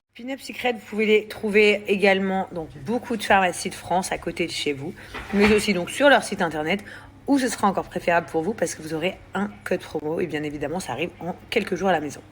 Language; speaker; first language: French; early bilingual, other home language; English